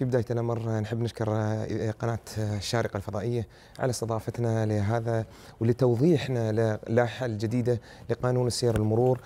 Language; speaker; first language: Arabic; native; Arabic